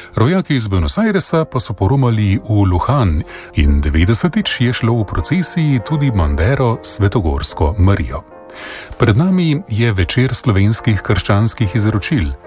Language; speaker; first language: Slovenian; native; Slovenian